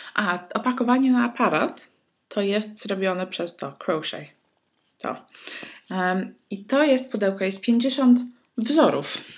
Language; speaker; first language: Polish; early bilingual, heritage; Polish